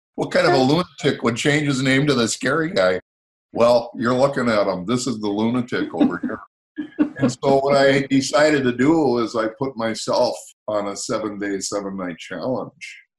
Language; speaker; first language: English; native; English